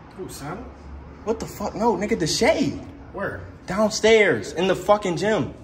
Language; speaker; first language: English; native; English